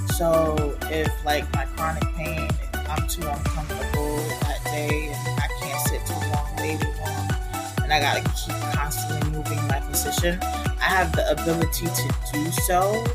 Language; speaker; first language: English; non-native, fluent; Spanish